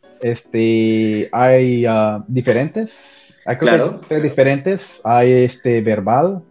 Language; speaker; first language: Spanish; early bilingual, heritage; Spanish